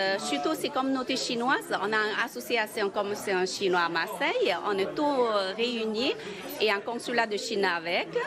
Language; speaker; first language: French; non-native, learner; Chinese